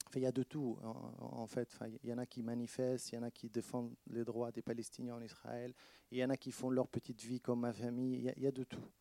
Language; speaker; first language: French; non-native, fluent; Arabic